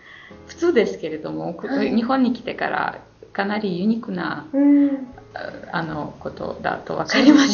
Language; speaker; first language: Japanese; non-native, fluent; Ukrainian